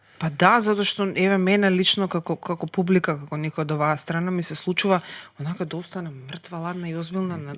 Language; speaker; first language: Macedonian; native; Macedonian